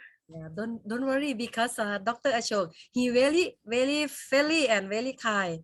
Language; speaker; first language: English; non-native, learner; Thai